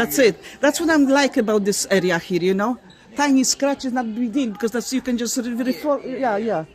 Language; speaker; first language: English; non-native, fluent; Polish